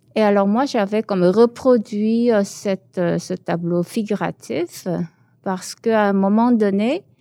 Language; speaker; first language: French; early bilingual, other home language; Korean